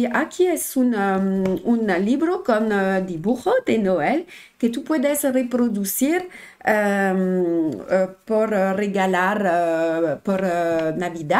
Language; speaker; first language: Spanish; non-native, learner; French